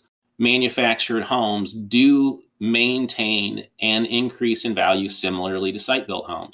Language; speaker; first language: English; native; English